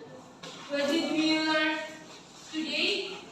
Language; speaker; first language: English; non-native, learner; Indonesian